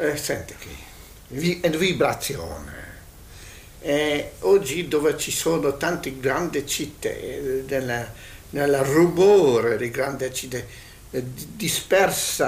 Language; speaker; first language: Italian; non-native, learner; Hungarian